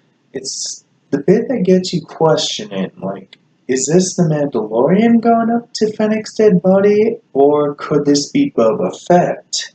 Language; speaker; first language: English; native; English